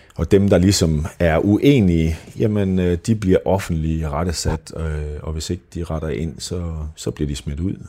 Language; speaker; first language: Danish; native; Danish